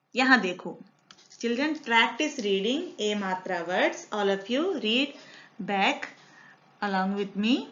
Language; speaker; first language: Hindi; non-native, local second language; Telugu